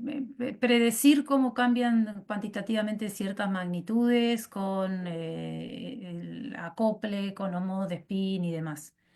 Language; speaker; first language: Spanish; native; Spanish